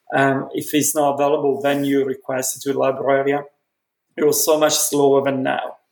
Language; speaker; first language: English; non-native, fluent; Italian